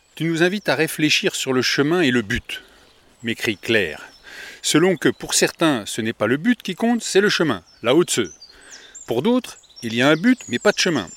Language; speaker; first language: French; native; French